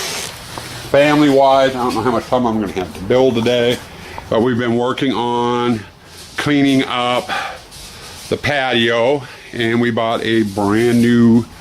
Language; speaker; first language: English; native; English